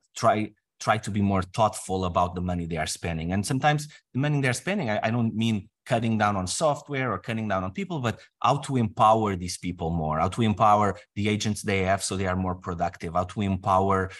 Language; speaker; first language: English; non-native, fluent; Portuguese